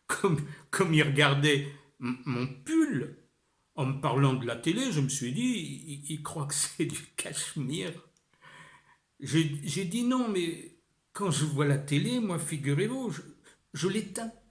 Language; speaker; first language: French; native; French